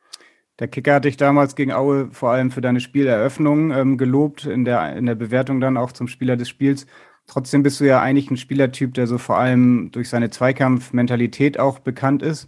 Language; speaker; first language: German; native; German